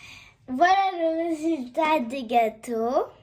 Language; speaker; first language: French; native; French